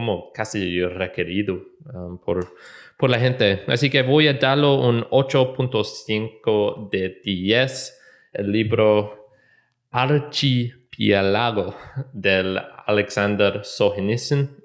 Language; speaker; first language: Spanish; non-native, learner; English